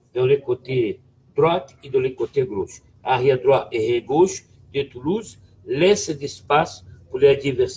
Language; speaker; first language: French; non-native, fluent; Portuguese